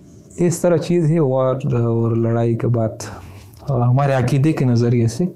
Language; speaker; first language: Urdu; non-native, fluent; Pashto